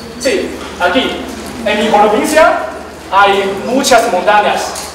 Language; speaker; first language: Spanish; non-native, learner; Chinese